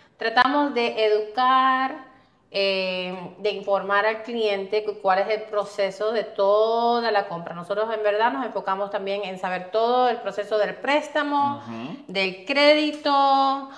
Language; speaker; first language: Spanish; early bilingual, heritage; Spanish